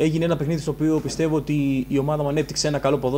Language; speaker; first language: Greek; native; Greek